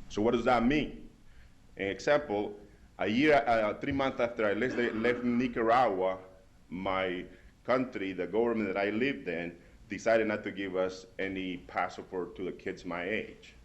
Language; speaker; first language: English; non-native, fluent; Spanish